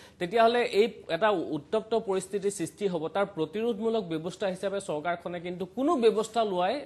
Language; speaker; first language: Assamese; native; Assamese